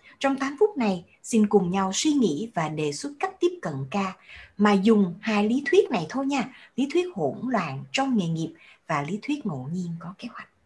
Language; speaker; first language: Vietnamese; early bilingual, heritage; Vietnamese